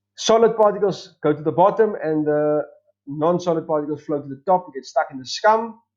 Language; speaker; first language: English; non-native, local second language; Afrikaans